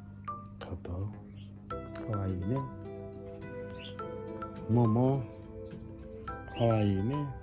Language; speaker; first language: Japanese; native; Japanese